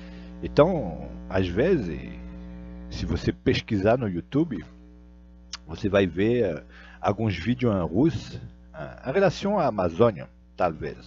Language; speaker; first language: Portuguese; non-native, fluent; Russian